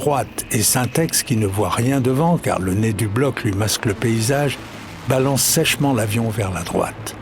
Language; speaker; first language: French; native; French